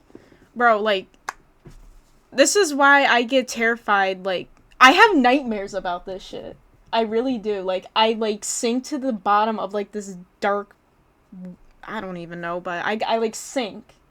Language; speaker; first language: English; native; English